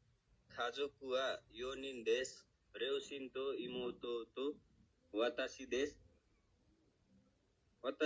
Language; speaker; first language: Japanese; non-native, learner; Nepali